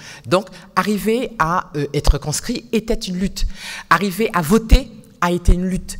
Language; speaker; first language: French; native; French